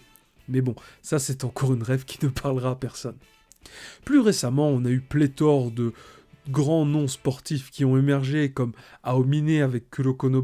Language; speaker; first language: French; native; French